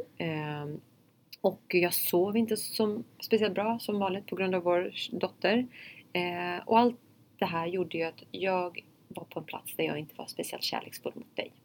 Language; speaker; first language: Swedish; early bilingual, other home language; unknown